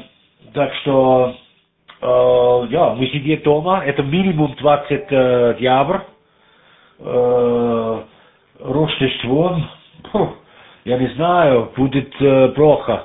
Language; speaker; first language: Russian; non-native, learner; German